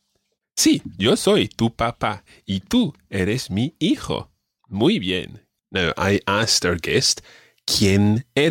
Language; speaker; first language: Spanish; non-native, fluent; English